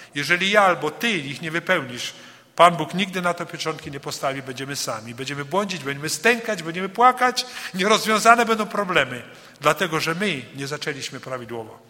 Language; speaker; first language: Polish; early bilingual, heritage; Polish